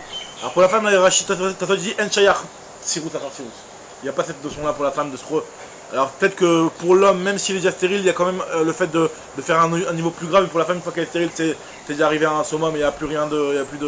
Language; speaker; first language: French; native; French